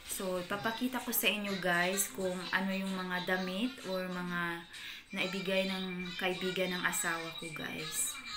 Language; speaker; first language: Filipino; native; Filipino